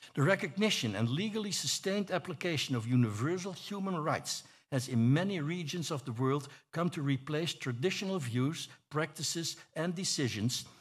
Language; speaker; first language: English; non-native, fluent; Dutch